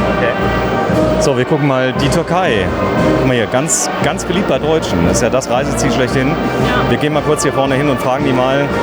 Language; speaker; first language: German; native; German